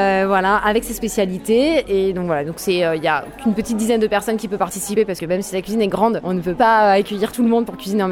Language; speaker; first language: French; native; French